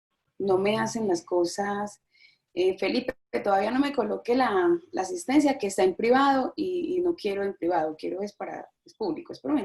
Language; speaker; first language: Spanish; native; Spanish